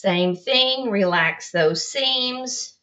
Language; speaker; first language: English; native; English